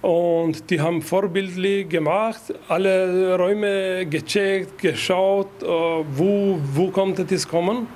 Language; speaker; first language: German; non-native, fluent; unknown